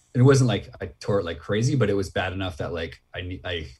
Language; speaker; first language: English; native; English